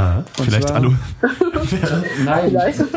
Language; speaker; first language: German; native; German